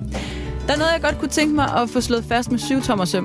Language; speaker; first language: Danish; native; Danish